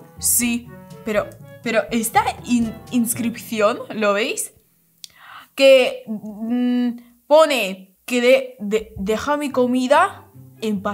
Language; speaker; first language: Spanish; non-native, fluent; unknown